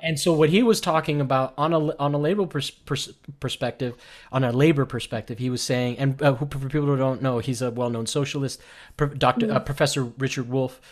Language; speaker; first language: English; early bilingual, other home language; Spanish